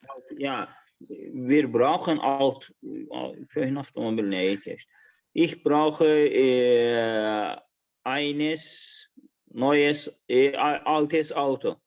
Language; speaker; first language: German; non-native, learner; Azerbaijani